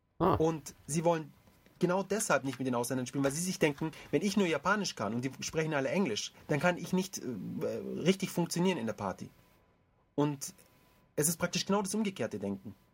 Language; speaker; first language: German; early bilingual, other home language; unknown